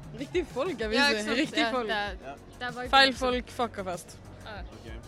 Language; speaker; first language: Norwegian; native; Norwegian